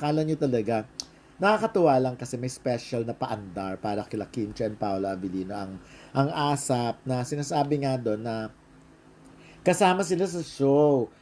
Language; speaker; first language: Filipino; native; Filipino